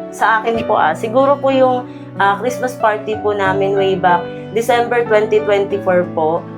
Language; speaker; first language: Filipino; non-native, local second language; Cebuano